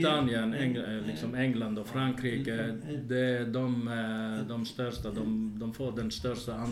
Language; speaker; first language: Swedish; non-native, fluent; Arabic